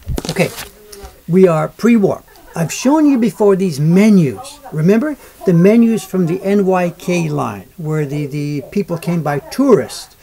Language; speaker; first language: English; native; English